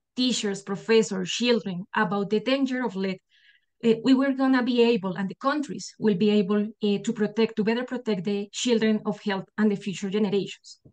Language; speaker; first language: English; non-native, fluent; Spanish